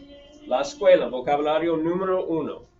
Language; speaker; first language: Spanish; non-native, fluent; English